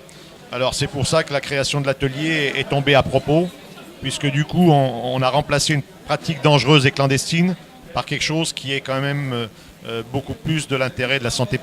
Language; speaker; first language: French; native; French